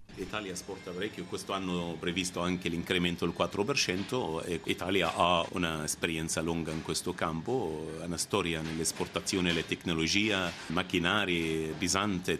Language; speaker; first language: Italian; non-native, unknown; Arabic